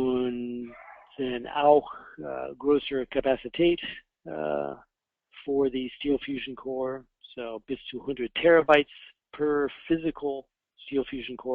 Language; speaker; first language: German; non-native, fluent; English